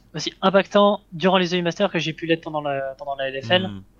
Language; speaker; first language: French; native; French